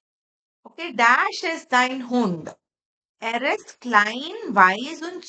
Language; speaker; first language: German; non-native, fluent; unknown